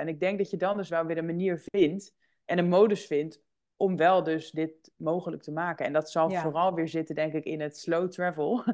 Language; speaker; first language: Dutch; native; Dutch